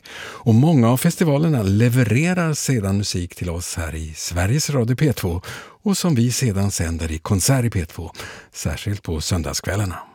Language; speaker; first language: Swedish; native; Swedish